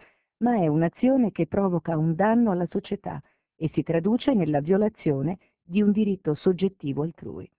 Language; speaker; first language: Italian; native; Italian